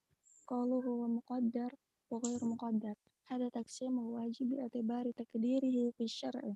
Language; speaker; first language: Arabic; non-native, learner; Indonesian